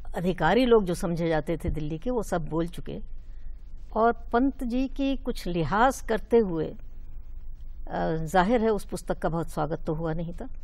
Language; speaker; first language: Hindi; native; Hindi